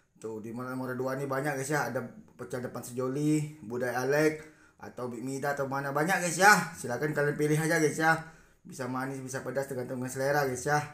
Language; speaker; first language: Indonesian; non-native, local second language; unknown